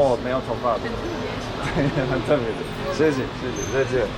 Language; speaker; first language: Chinese; non-native, fluent; English